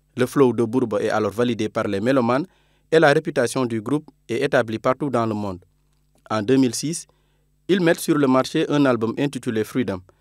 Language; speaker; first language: French; non-native, local second language; Wolof